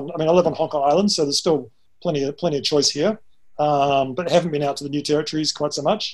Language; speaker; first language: English; native; English